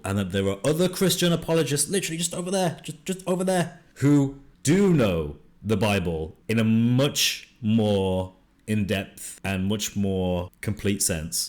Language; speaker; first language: English; native; English